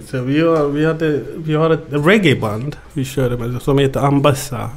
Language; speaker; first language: Swedish; early bilingual, other home language; Amharic